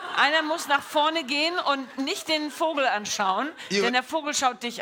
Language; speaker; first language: German; non-native, learner; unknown